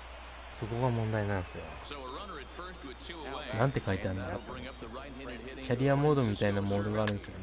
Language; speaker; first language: Japanese; native; Japanese